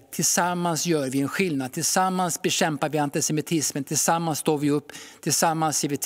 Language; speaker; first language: Swedish; native; Swedish